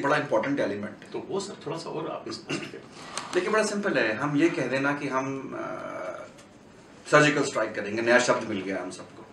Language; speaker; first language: Hindi; native; Hindi